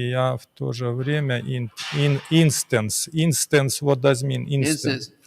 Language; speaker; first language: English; non-native, learner; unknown